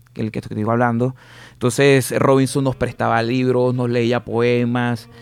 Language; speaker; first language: Spanish; native; Spanish